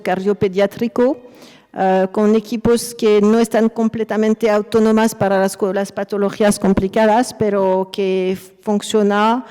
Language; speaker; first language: Spanish; non-native, fluent; French